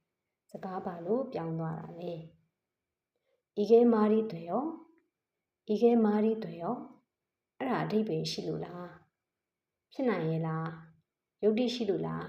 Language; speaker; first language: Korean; non-native, fluent; Burmese